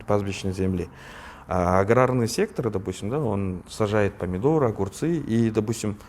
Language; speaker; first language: Russian; non-native, local second language; Kazakh